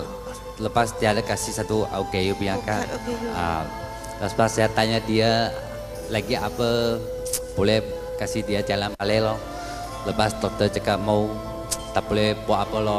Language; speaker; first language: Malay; non-native, local second language; Chinese